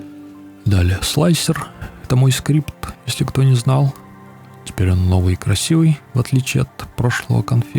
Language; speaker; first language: Russian; native; Russian